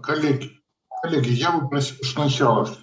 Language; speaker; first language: Russian; native; Russian